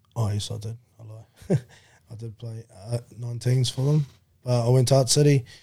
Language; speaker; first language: English; native; English